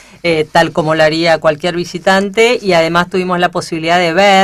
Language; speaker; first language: Spanish; native; Spanish